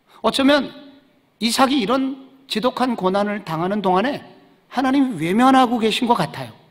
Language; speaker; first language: Korean; native; Korean